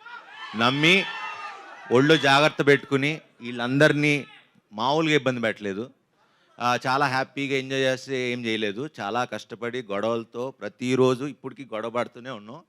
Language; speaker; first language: Telugu; native; Telugu